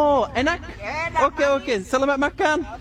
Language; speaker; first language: Indonesian; non-native, learner; English